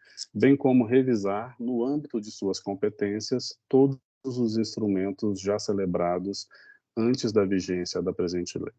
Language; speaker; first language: Portuguese; native; Portuguese